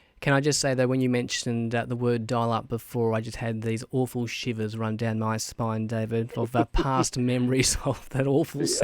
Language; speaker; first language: English; native; English